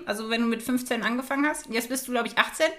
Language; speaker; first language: German; native; German